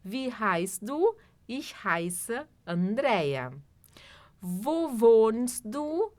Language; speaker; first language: German; non-native, fluent; Portuguese